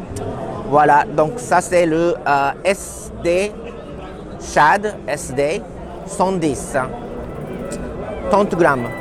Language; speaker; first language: French; non-native, learner; Japanese